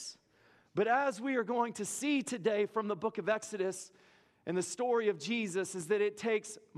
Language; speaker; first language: English; native; English